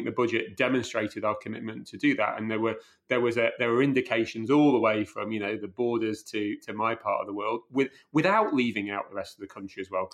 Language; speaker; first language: English; native; English